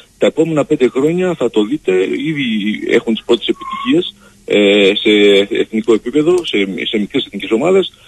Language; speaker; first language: Greek; native; Greek